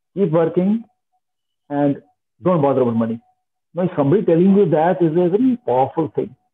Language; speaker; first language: English; non-native, local second language; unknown